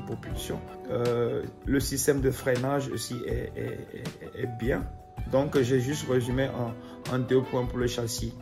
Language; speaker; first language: French; non-native, local second language; Ewe